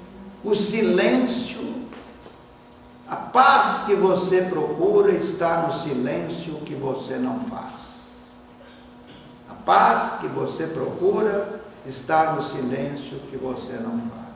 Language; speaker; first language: Portuguese; native; Portuguese